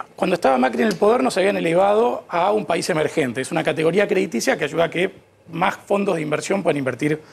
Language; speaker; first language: Spanish; native; Spanish